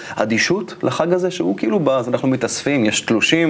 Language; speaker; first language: Hebrew; native; Hebrew